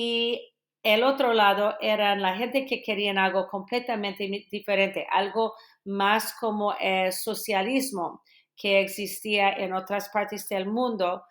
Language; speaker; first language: Spanish; non-native, fluent; English